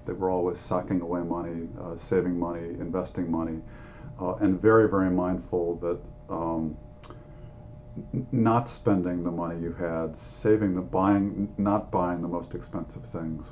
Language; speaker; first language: English; native; English